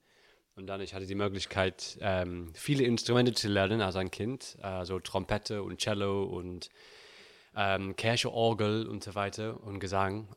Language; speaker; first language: German; non-native, learner; English